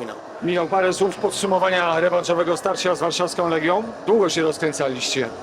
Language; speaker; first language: Polish; native; Polish